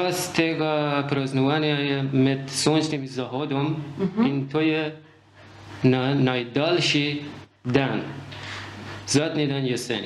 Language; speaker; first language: Slovenian; non-native, learner; Persian